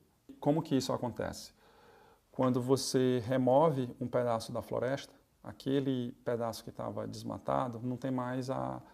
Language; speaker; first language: Portuguese; native; Portuguese